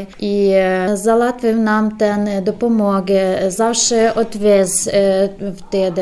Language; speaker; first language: Polish; non-native, learner; Ukrainian